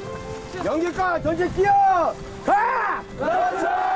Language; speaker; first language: Korean; native; Korean